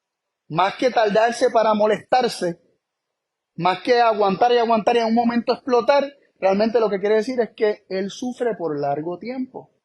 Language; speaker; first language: Spanish; native; Spanish